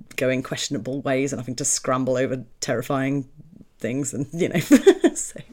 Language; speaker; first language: English; native; English